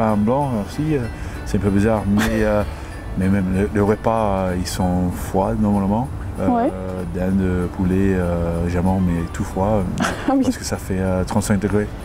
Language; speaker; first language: French; non-native, learner; English